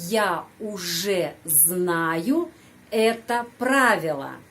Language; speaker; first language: Russian; non-native, fluent; Indonesian